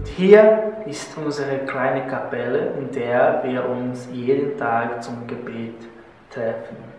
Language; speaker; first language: German; non-native, learner; Portuguese